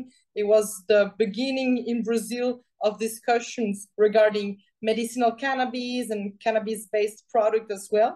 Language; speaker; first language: English; non-native, fluent; Spanish